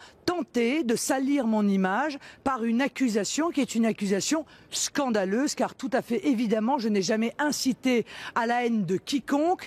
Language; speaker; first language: French; native; French